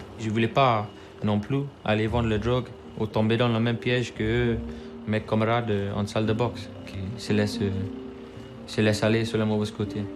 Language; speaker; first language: French; non-native, fluent; English